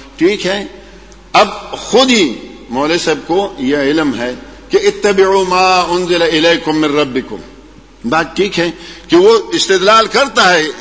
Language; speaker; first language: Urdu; non-native, local second language; Pashto